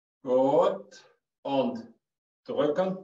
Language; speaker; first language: German; native; German